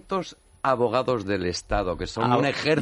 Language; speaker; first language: Spanish; native; Spanish